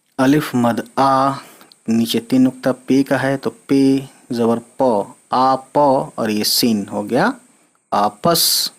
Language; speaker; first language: Urdu; native; Urdu